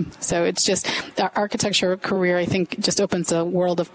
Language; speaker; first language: English; native; English